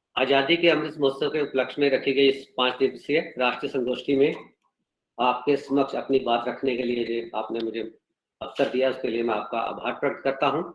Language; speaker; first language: Hindi; non-native, local second language; Punjabi